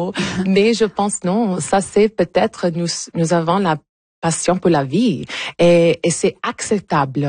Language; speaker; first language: French; non-native, local second language; English